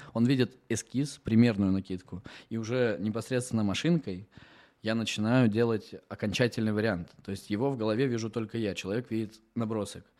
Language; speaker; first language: Russian; native; Russian